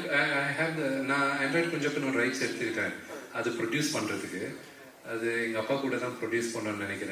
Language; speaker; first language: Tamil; non-native, local second language; Malayalam